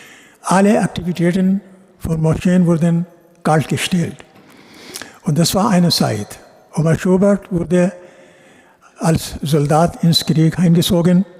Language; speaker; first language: German; non-native, fluent; Urdu